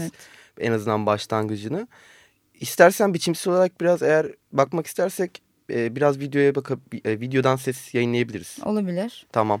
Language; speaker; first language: Turkish; native; Turkish